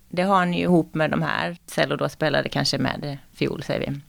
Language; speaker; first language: Swedish; native; Swedish